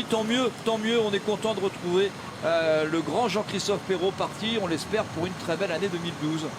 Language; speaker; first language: French; native; French